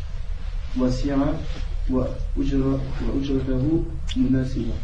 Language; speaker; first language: Arabic; non-native, learner; French